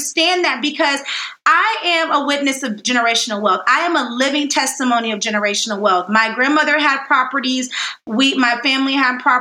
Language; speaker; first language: English; native; English